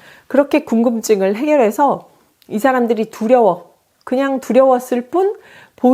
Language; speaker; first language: Korean; native; Korean